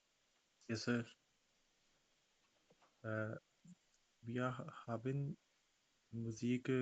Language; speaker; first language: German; non-native, learner; Urdu